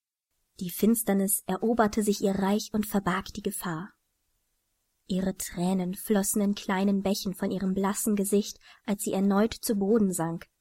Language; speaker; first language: German; native; German